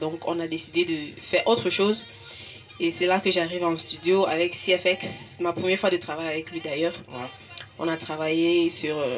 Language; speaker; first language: French; non-native, local second language; English